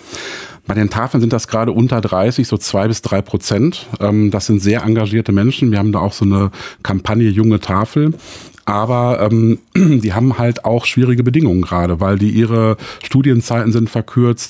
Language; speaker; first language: German; native; German